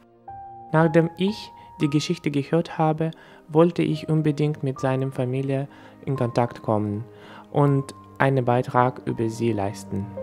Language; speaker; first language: German; non-native, fluent; Russian